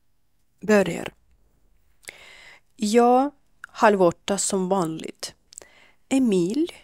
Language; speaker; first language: Swedish; non-native, fluent; Ukrainian